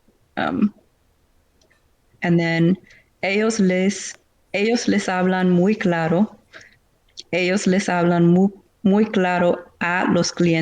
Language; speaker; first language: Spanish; non-native, learner; English